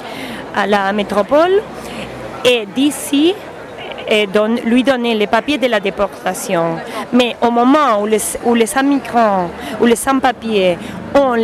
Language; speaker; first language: French; non-native, learner; Spanish